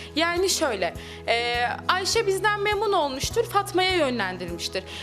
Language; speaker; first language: Turkish; native; Turkish